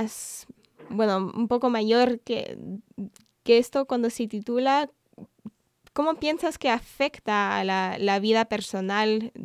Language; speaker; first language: Spanish; non-native, fluent; English